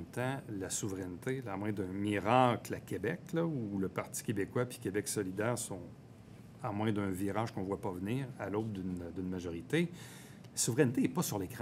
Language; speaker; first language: French; native; French